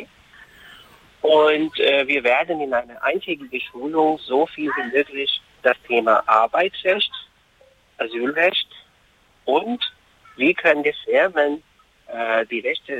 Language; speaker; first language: German; non-native, fluent; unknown